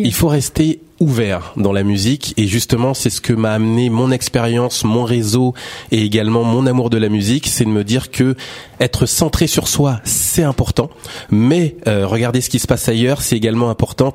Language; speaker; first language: French; native; French